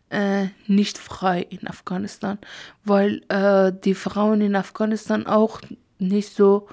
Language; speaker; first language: German; non-native, learner; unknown